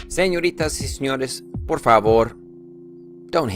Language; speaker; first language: Spanish; non-native, fluent; English